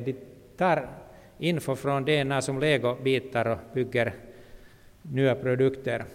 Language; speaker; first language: Swedish; non-native, local second language; Finnish